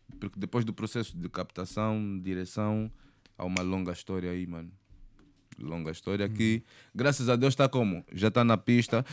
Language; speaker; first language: Portuguese; native; Portuguese